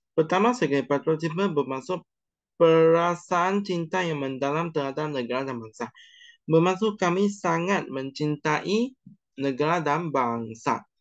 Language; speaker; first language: Malay; non-native, local second language; Chinese